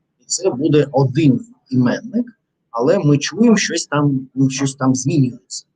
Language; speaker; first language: Ukrainian; non-native, learner; Russian